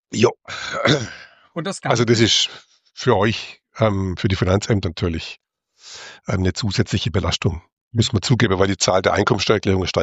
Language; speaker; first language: German; native; German